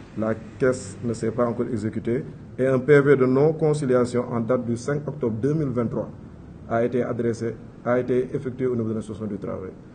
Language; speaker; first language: French; non-native, local second language; Wolof